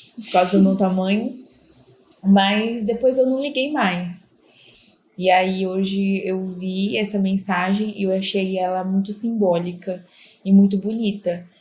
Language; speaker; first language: Portuguese; native; Portuguese